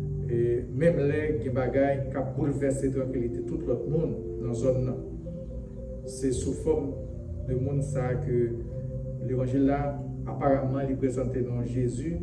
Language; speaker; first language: French; non-native, local second language; Haitian Creole